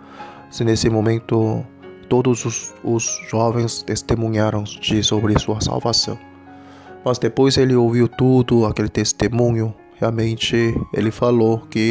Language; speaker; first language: Portuguese; non-native, learner; Korean